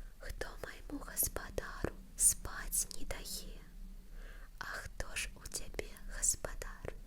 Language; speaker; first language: Belarusian; non-native, local second language; Russian